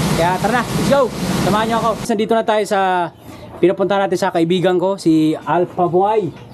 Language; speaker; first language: Filipino; non-native, local second language; Cebuano